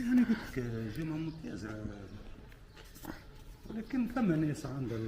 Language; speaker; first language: Arabic; native; Arabic